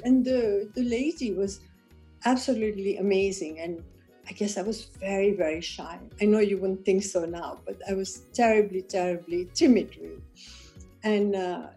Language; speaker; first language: English; non-native, local second language; Kachhi